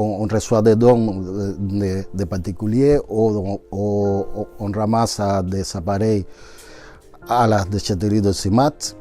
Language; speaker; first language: French; non-native, fluent; Spanish